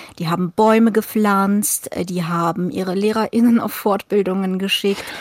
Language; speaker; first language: German; early bilingual, other home language; Russian